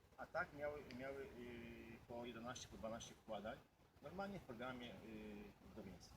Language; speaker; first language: Polish; native; Polish